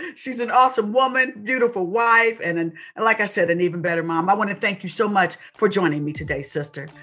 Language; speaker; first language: English; native; English